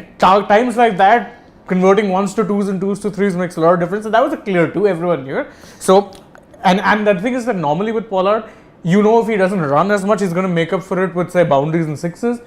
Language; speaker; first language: English; non-native, local second language; Hindi